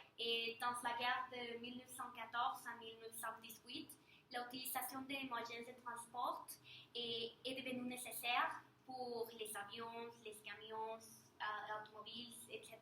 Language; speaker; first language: French; non-native, learner; Spanish